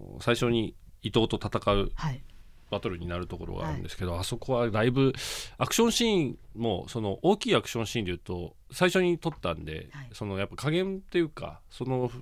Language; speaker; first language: Japanese; native; Japanese